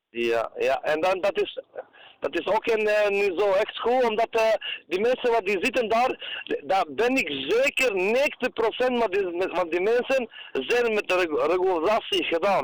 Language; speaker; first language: Dutch; non-native, learner; Turkish